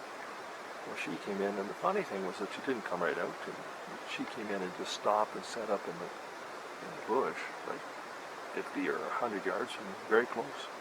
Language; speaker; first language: English; native; English